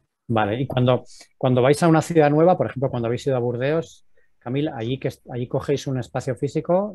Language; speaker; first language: Spanish; native; Spanish